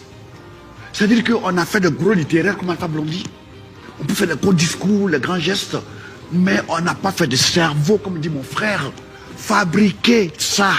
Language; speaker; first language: French; non-native, local second language; Dyula